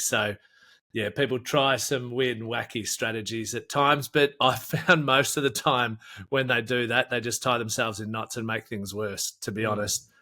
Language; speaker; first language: English; native; English